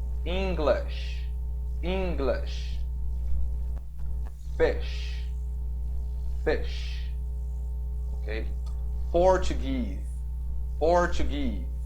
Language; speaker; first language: English; non-native, fluent; Portuguese